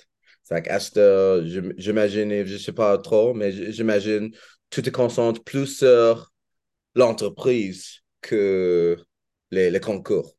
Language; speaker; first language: French; non-native, learner; English